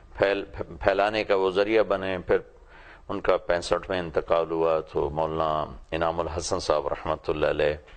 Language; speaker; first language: Urdu; non-native, local second language; Punjabi